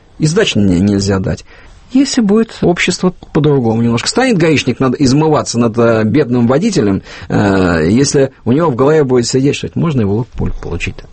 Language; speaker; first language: Russian; native; Russian